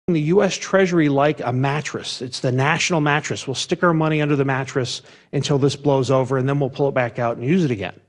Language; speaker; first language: English; native; English